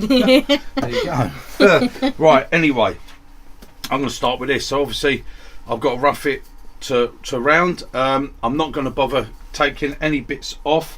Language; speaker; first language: English; native; English